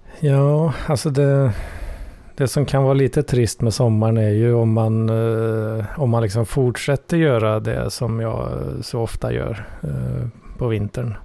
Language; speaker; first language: Swedish; native; Swedish